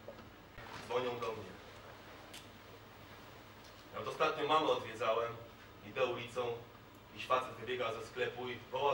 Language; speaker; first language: Polish; non-native, fluent; Kurdish